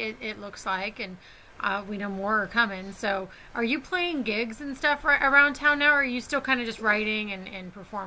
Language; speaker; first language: English; native; English